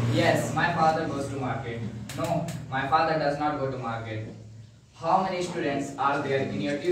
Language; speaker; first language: English; non-native, learner; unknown